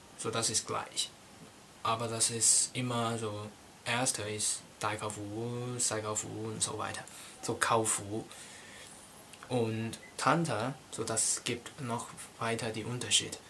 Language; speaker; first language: German; non-native, learner; Cantonese